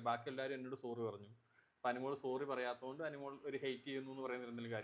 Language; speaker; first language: Malayalam; native; Malayalam